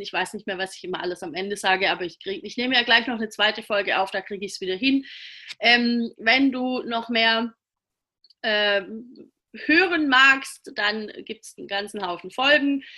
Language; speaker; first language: German; native; German